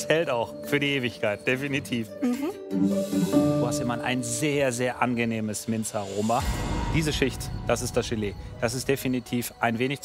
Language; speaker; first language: German; native; German